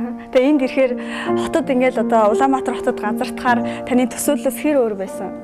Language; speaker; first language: Mongolian; native; Mongolian